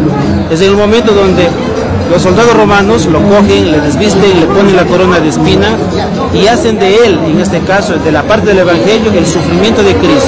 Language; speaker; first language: Spanish; native; Spanish